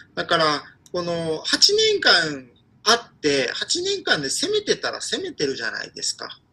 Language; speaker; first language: Japanese; non-native, fluent; Ukrainian